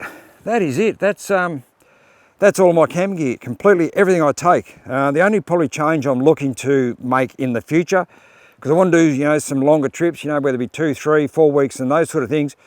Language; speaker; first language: English; native; English